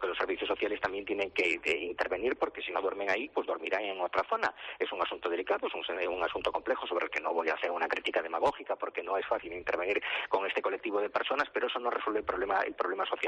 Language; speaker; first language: Spanish; native; Spanish